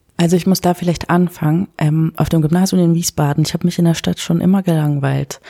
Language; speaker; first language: German; early bilingual, other home language; Kurdish